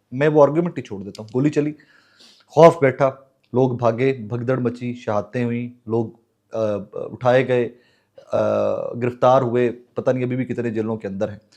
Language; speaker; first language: Urdu; non-native, local second language; Punjabi